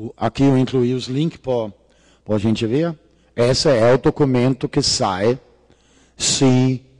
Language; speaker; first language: Portuguese; non-native, fluent; Danish